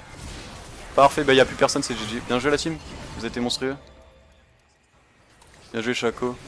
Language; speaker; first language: French; native; French